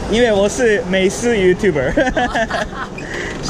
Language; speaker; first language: Chinese; non-native, learner; Japanese